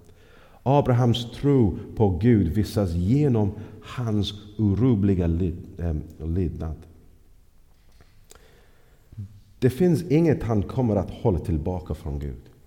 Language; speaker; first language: Swedish; non-native, fluent; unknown